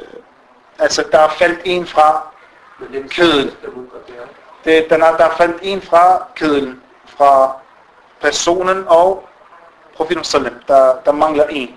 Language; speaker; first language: Danish; non-native, fluent; Arabic